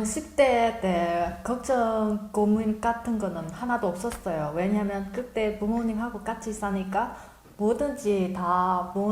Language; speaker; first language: Korean; non-native, learner; Vietnamese